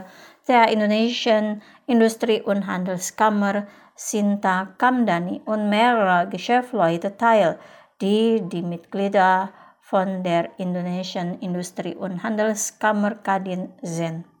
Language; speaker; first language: German; non-native, fluent; Indonesian